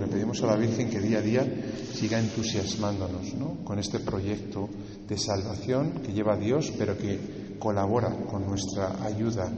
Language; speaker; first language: Spanish; native; Spanish